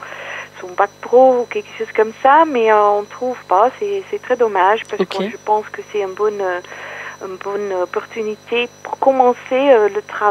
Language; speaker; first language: French; non-native, fluent; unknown